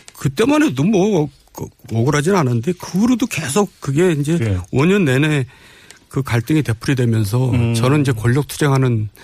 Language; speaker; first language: Korean; native; Korean